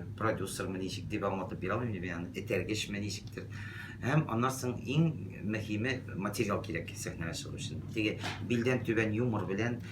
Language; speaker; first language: Tatar; native; Tatar